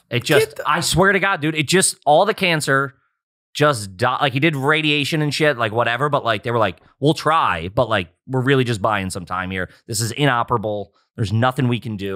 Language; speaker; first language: English; native; English